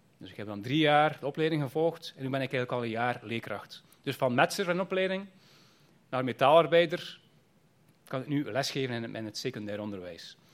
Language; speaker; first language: Dutch; native; Dutch